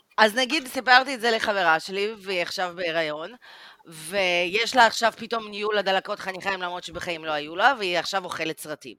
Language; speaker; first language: Hebrew; early bilingual, other home language; Russian